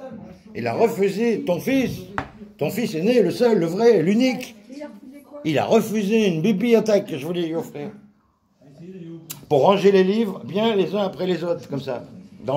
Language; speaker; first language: French; native; French